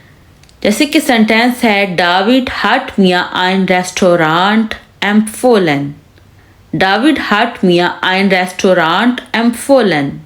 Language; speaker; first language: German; non-native, fluent; Urdu